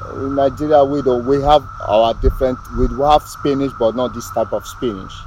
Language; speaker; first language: English; non-native, local second language; Yoruba